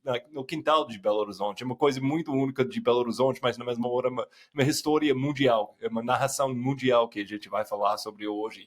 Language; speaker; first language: Portuguese; non-native, fluent; English